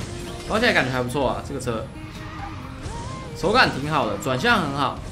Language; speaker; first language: Chinese; native; Chinese